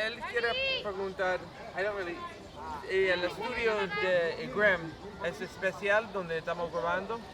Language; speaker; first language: Spanish; non-native, learner; English